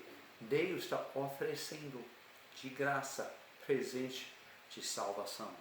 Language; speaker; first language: Portuguese; non-native, learner; English